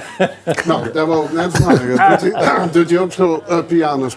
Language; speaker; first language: Dutch; native; Dutch